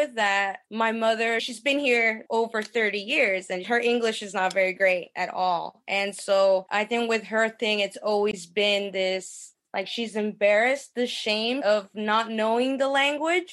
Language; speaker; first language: English; early bilingual, other home language; Spanish